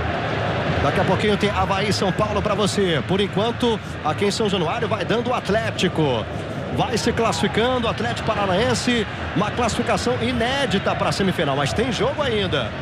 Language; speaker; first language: Portuguese; native; Portuguese